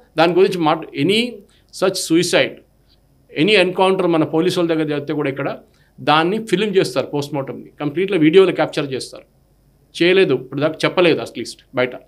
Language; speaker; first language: Telugu; non-native, local second language; Malayalam